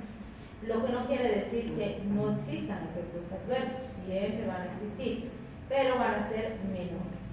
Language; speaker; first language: Spanish; native; Spanish